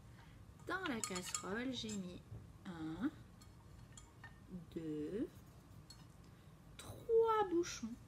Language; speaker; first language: French; native; French